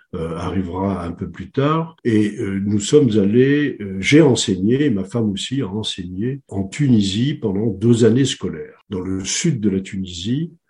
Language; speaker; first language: French; native; French